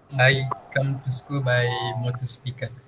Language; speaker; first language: English; non-native, local second language; Malay